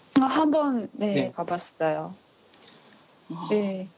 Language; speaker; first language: Korean; non-native, learner; Japanese